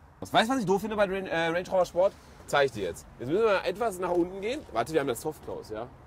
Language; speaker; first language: German; native; German